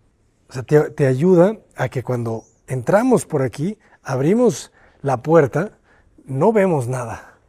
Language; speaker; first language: Spanish; native; Spanish